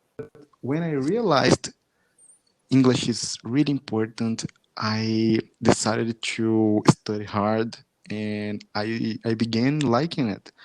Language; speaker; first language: English; non-native, fluent; Portuguese